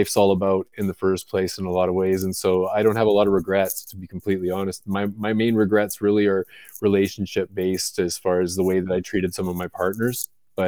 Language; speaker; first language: English; native; English